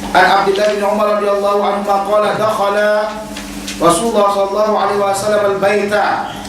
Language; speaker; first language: Malay; native; Malay